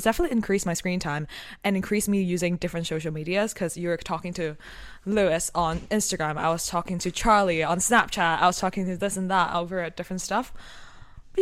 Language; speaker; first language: English; non-native, local second language; Cantonese